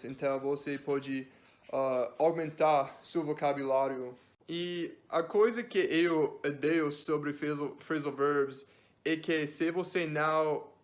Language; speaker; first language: Portuguese; non-native, learner; English